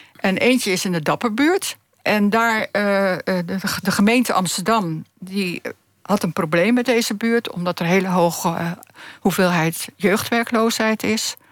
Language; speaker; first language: Dutch; native; Dutch